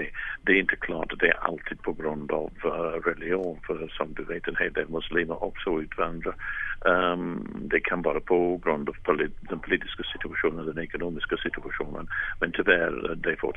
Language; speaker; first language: Swedish; non-native, fluent; English